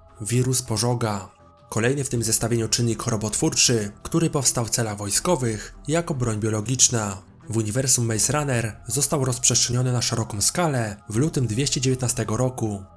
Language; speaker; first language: Polish; native; Polish